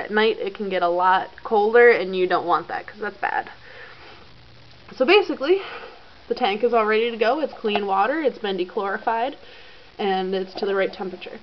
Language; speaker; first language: English; native; English